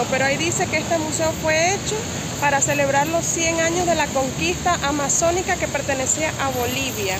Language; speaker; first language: Spanish; native; Spanish